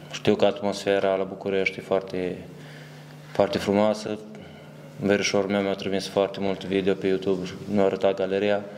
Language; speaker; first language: Romanian; early bilingual, heritage; Romanian